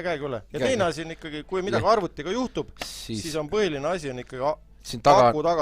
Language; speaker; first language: Estonian; native; Estonian